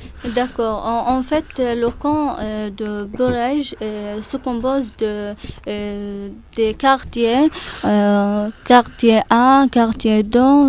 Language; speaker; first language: French; non-native, learner; Arabic